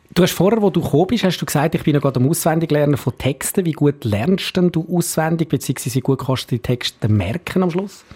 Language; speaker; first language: German; native; German